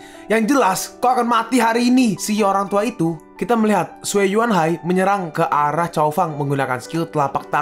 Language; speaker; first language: Indonesian; native; Indonesian